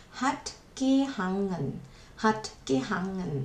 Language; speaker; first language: German; non-native, learner; Thai